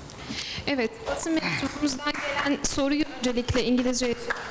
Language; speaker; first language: Turkish; native; Turkish